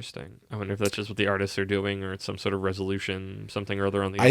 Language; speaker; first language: English; native; English